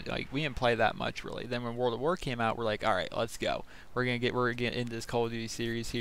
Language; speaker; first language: English; native; English